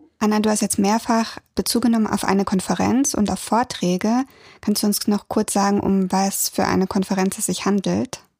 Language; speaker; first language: German; early bilingual, other home language; Russian